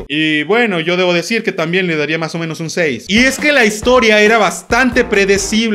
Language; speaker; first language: Spanish; native; Spanish